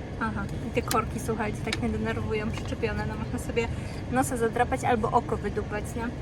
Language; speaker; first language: Polish; native; Polish